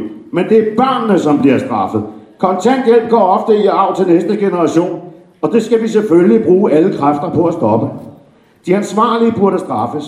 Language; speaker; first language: Danish; native; Danish